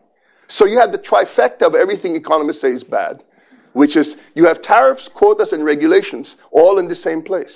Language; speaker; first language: English; non-native, local second language; Filipino